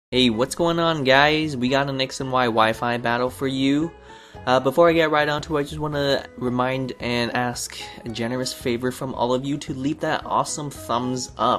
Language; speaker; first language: English; native; English